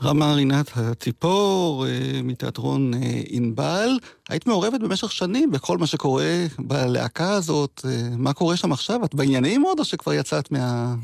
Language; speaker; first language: Hebrew; native; Hebrew